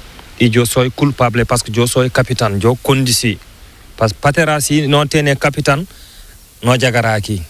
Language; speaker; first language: Spanish; non-native, learner; Fula